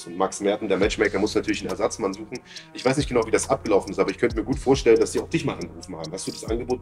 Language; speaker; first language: German; native; German